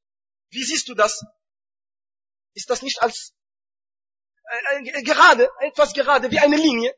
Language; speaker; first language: German; non-native, fluent; Arabic